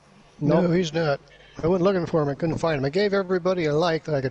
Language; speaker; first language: English; native; English